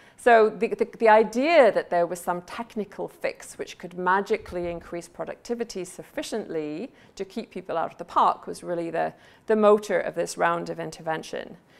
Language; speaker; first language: English; native; English